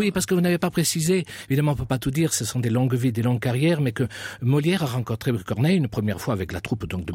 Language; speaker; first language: French; native; French